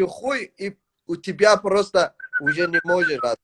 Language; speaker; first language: Russian; non-native, learner; Tajik